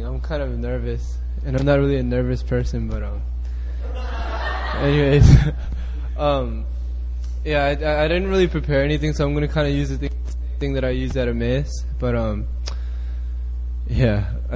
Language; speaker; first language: English; native; English